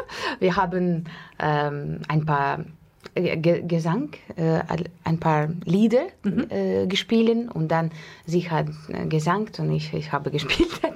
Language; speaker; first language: German; non-native, fluent; Russian